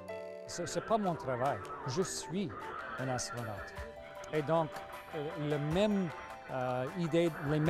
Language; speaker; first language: French; non-native, local second language; English